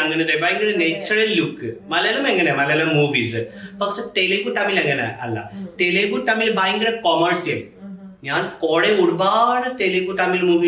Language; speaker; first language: Malayalam; non-native, fluent; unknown